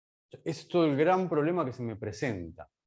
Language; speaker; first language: Spanish; native; Spanish